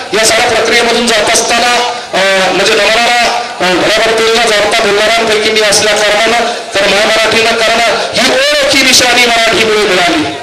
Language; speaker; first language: Marathi; non-native, local second language; Urdu